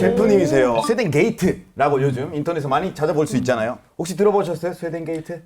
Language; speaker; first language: Korean; non-native, fluent; Spanish